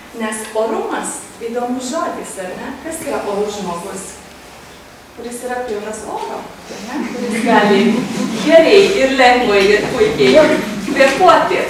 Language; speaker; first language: Lithuanian; non-native, fluent; Hungarian